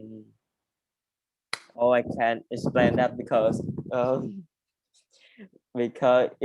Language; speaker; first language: English; non-native, learner; Vietnamese